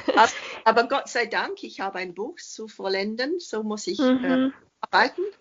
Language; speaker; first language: German; non-native, fluent; English